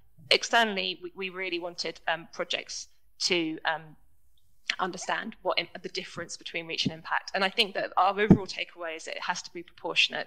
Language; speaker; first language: English; native; English